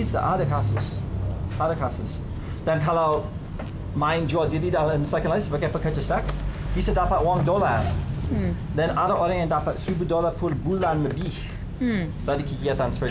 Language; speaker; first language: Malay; non-native, fluent; English